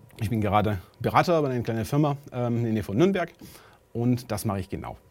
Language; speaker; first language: German; non-native, fluent; French